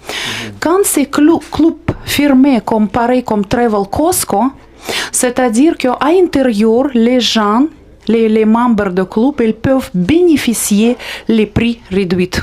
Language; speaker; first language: French; non-native, fluent; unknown